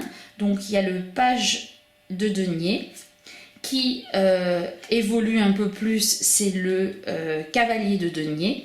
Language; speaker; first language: French; native; French